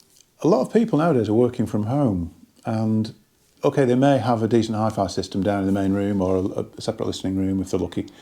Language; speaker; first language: English; native; English